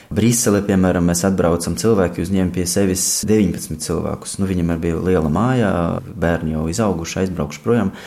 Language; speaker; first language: Latvian; non-native, fluent; Russian